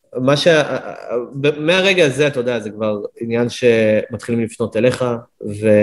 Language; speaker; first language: Hebrew; native; Hebrew